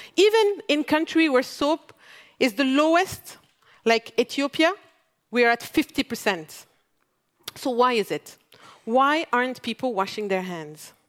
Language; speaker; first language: English; non-native, fluent; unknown